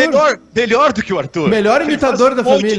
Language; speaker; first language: Portuguese; native; Portuguese